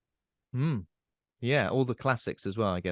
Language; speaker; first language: English; native; English